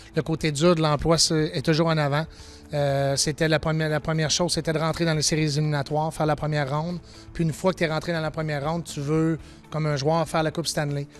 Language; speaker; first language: French; native; French